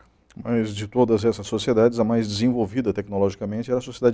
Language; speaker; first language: Portuguese; native; Portuguese